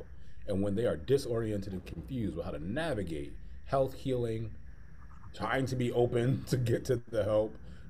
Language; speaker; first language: English; native; English